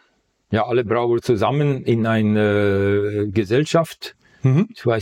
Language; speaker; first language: German; non-native, fluent; Dutch